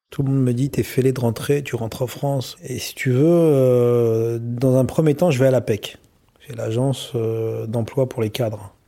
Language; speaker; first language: French; native; French